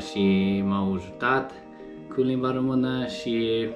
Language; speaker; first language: Romanian; non-native, learner; English